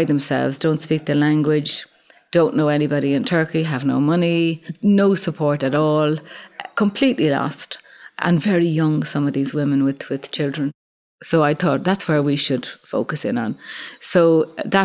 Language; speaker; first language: English; native; English